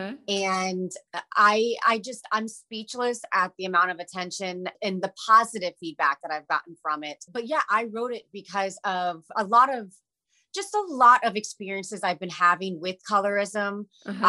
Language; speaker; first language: English; native; English